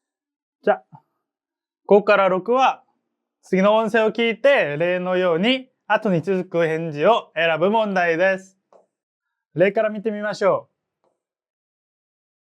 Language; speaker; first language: Japanese; non-native, fluent; Korean